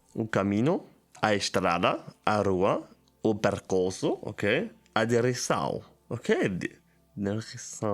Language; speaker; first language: Portuguese; non-native, learner; German